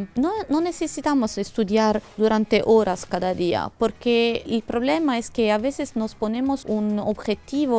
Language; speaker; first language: Spanish; non-native, fluent; Italian